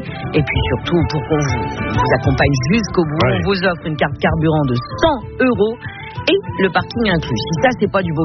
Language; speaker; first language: French; native; French